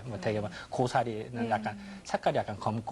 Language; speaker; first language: Korean; native; Korean